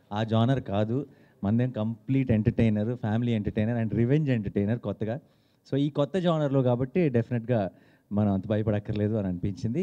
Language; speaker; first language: Telugu; native; Telugu